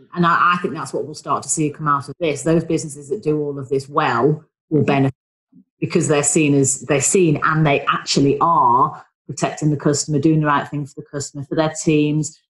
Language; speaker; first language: English; native; English